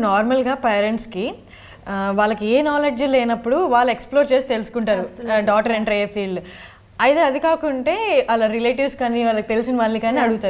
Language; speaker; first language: Telugu; native; Telugu